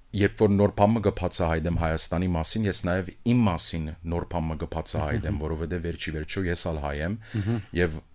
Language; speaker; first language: Armenian; early bilingual, heritage; Armenian